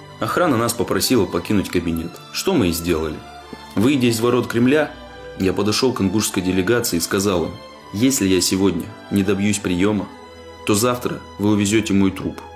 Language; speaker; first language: Russian; non-native, local second language; Ingush